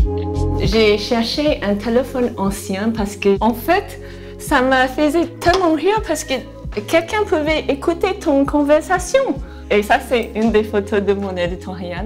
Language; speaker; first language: French; non-native, fluent; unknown